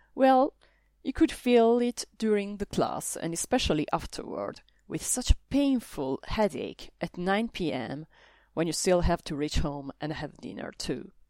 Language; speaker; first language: English; non-native, fluent; Italian